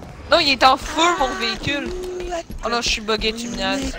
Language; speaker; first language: French; native; French